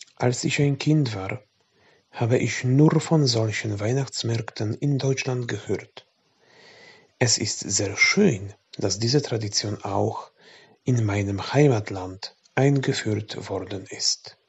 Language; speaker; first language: German; non-native, fluent; Polish